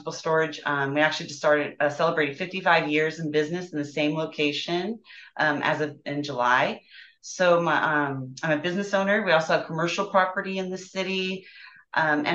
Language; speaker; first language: English; native; English